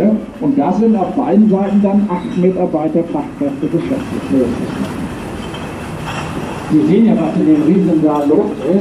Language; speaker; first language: German; native; German